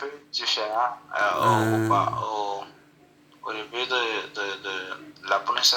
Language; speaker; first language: French; non-native, local second language; Haitian Creole